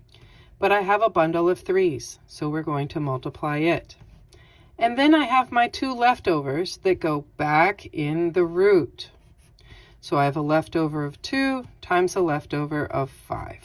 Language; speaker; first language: English; native; English